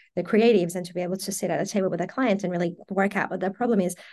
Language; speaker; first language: English; early bilingual, other home language; Persian